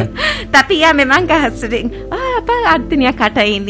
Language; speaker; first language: Indonesian; non-native, fluent; English